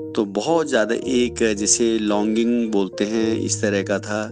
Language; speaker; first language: Hindi; native; Hindi